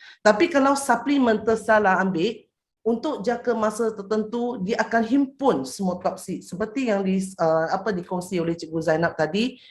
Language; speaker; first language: Malay; non-native, local second language; Chinese